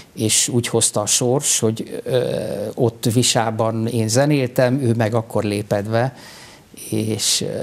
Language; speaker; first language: Hungarian; native; Hungarian